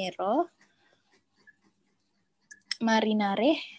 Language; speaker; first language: Spanish; non-native, learner; Indonesian